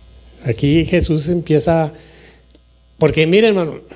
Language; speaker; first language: Spanish; native; Spanish